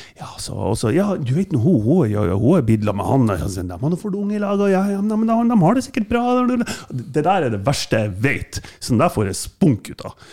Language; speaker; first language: Norwegian; non-native, fluent; German